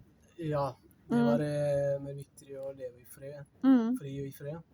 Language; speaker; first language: Norwegian; non-native, fluent; Spanish